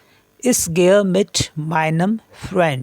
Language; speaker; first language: German; non-native, learner; Hindi